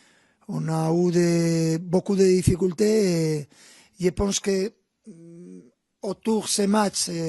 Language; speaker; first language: French; non-native, fluent; Spanish